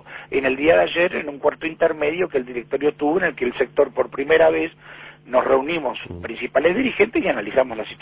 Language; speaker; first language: Spanish; native; Spanish